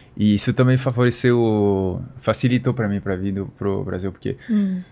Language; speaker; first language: Portuguese; non-native, fluent; French